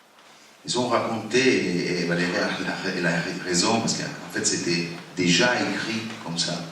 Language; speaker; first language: French; non-native, fluent; Italian